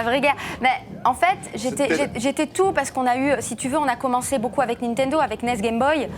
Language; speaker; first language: French; native; French